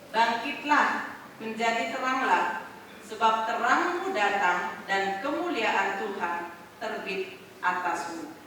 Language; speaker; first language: Indonesian; native; Indonesian